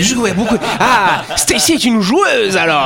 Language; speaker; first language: French; native; French